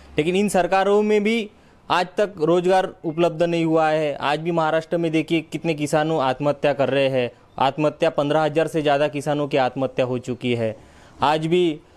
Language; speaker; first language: Hindi; non-native, local second language; Marathi